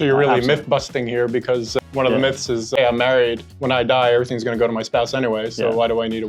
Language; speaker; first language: English; native; English